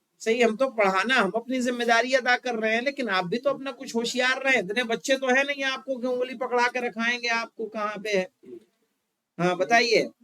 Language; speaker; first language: Urdu; native; Urdu